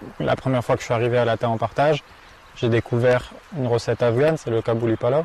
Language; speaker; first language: French; native; French